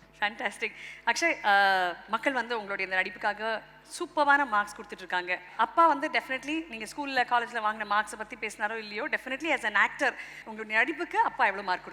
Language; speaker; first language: Tamil; native; Tamil